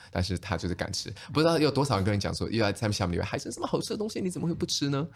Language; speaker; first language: Chinese; native; Chinese